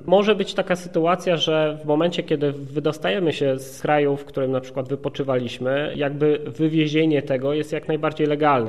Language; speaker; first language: Polish; native; Polish